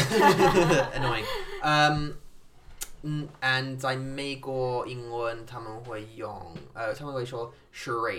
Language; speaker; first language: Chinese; non-native, learner; English